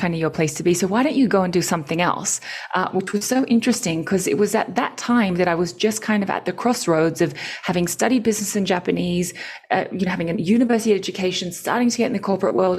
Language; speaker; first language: English; native; English